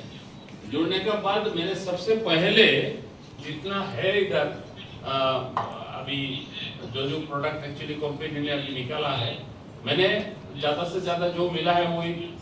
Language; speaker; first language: Hindi; non-native, local second language; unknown